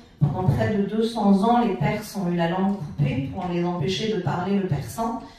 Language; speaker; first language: French; early bilingual, other home language; Persian